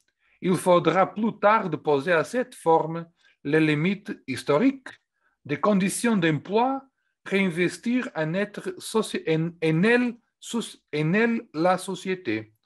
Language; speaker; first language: French; non-native, fluent; Portuguese